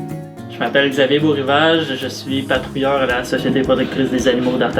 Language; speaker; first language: French; native; French